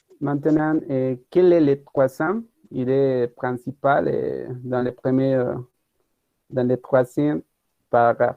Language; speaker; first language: French; non-native, learner; Spanish